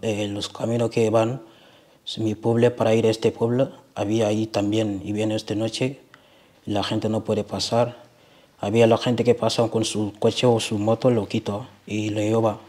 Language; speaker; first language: Spanish; non-native, learner; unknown